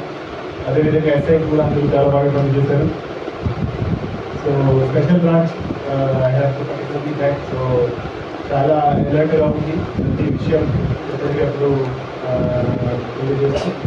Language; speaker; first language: Telugu; native; Telugu